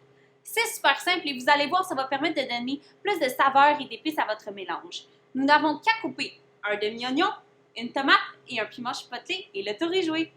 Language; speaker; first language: French; native; French